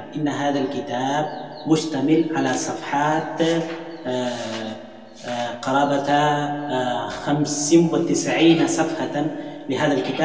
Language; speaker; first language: Arabic; non-native, fluent; Urdu